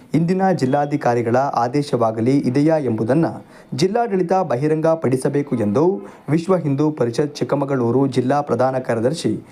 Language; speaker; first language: Kannada; native; Kannada